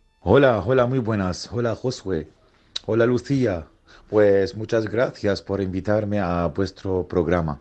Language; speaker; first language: Spanish; non-native, fluent; Arabic